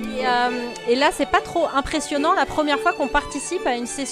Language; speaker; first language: French; native; French